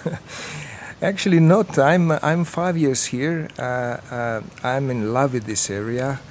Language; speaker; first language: English; non-native, fluent; Croatian